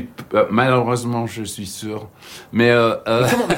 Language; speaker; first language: French; non-native, learner; English